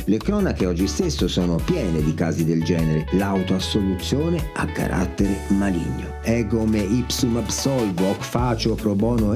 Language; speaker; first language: Italian; native; Italian